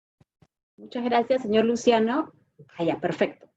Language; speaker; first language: Spanish; native; Spanish